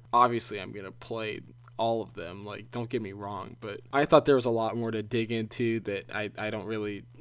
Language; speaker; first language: English; native; English